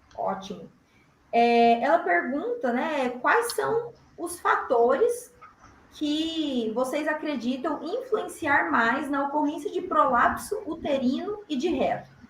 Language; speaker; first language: Portuguese; native; Portuguese